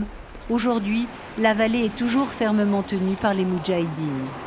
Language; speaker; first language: French; native; French